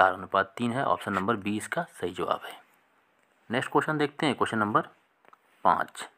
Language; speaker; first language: Hindi; native; Hindi